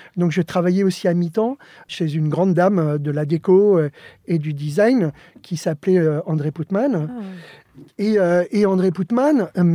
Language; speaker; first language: French; early bilingual, other home language; Spanish